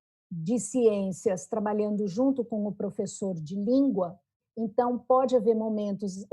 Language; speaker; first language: Portuguese; native; Portuguese